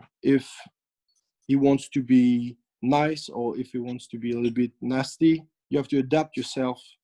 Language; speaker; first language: English; non-native, fluent; French